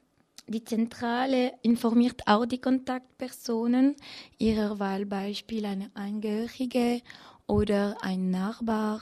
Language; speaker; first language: German; non-native, learner; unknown